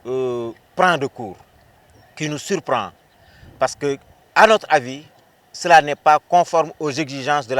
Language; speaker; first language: French; non-native, local second language; Wolof